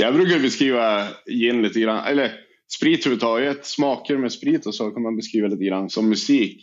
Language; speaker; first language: Swedish; native; Swedish